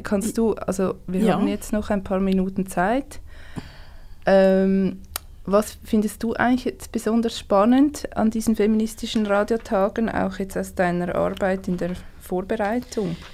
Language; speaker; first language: German; native; German